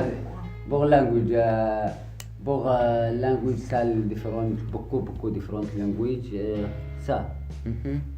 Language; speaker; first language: French; non-native, learner; Arabic